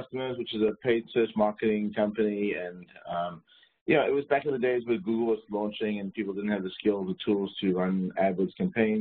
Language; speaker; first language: English; native; English